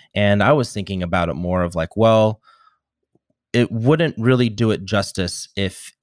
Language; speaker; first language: English; native; English